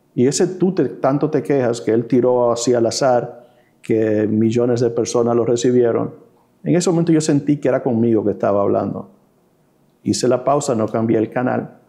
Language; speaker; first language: Spanish; early bilingual, heritage; Spanish